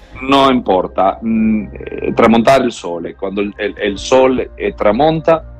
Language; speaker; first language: Italian; non-native, learner; Spanish